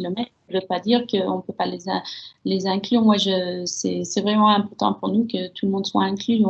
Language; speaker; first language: French; early bilingual, heritage; French